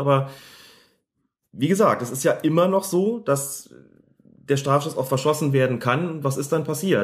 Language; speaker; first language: German; native; German